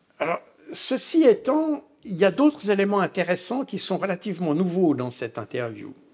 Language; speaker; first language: French; native; French